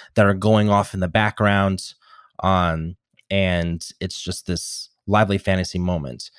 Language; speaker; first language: English; native; English